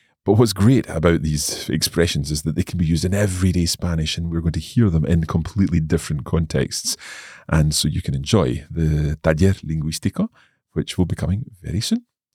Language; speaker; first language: English; native; English